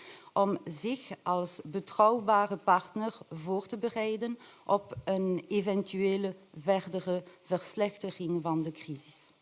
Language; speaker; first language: Dutch; non-native, local second language; French